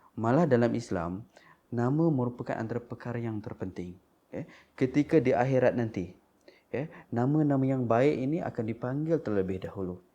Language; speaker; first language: Malay; non-native, local second language; Iban